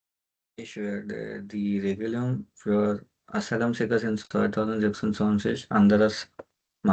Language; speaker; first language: German; non-native, learner; Hindi